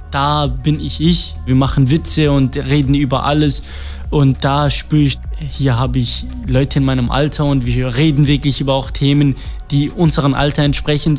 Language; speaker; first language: German; non-native, fluent; Kurdish